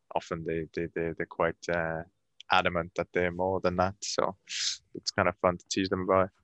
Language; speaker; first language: English; native; English